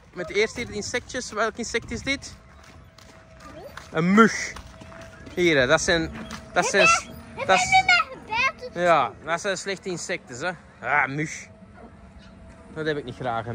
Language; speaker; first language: Dutch; native; Dutch